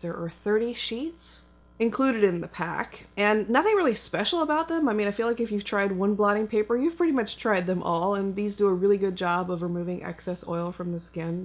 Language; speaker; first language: English; native; English